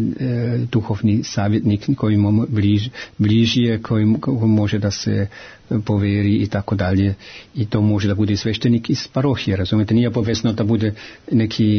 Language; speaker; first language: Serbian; non-native, fluent; German